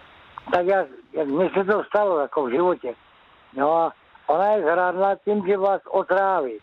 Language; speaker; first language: Czech; native; Czech